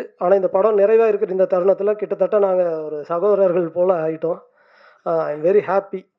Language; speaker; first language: Tamil; native; Tamil